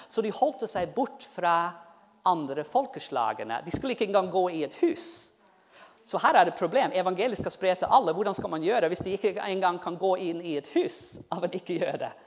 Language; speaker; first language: Norwegian; non-native, fluent; English